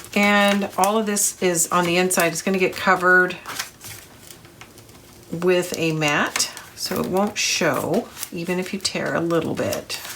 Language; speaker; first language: English; native; English